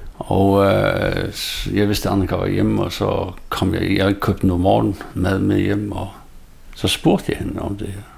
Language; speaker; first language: Danish; non-native, local second language; Faroese